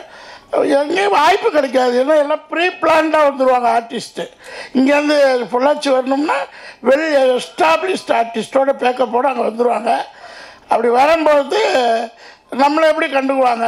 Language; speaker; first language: Tamil; native; Tamil